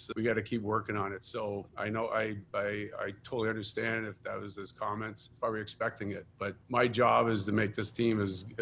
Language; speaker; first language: English; native; English